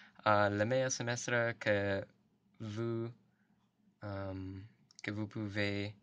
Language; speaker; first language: French; non-native, learner; English